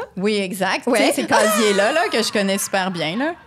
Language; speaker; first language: French; native; French